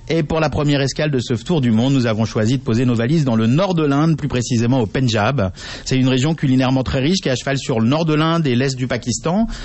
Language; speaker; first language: French; native; French